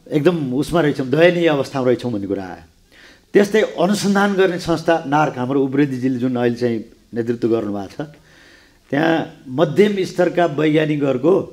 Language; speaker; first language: Nepali; native; Nepali